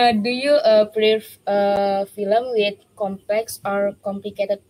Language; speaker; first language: English; non-native, learner; Indonesian